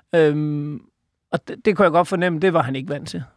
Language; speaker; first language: Danish; native; Danish